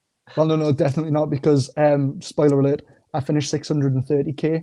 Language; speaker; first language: English; native; English